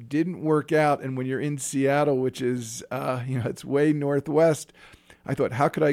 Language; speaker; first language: English; native; English